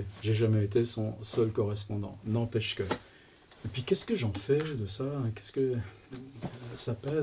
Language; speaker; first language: French; native; French